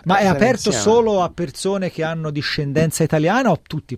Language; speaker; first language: Italian; native; Italian